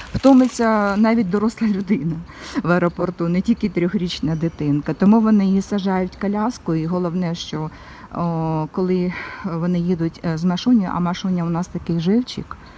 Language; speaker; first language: Ukrainian; non-native, local second language; Russian